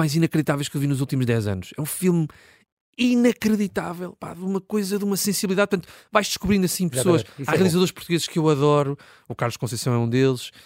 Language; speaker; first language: Portuguese; native; Portuguese